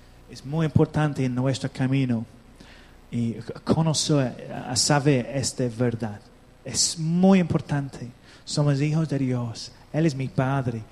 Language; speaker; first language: Spanish; non-native, learner; English